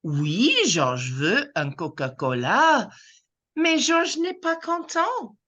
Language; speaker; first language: French; non-native, local second language; English